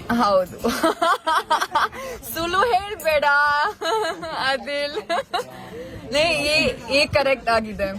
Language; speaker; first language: Kannada; non-native, learner; English